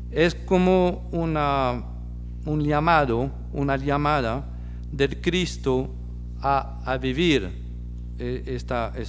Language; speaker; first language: Spanish; non-native, fluent; French